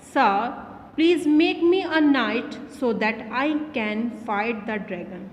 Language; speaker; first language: English; non-native, local second language; Hindi